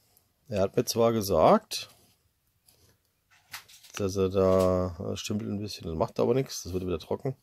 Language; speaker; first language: German; native; German